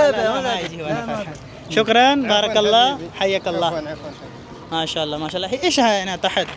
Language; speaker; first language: Arabic; non-native, learner; Urdu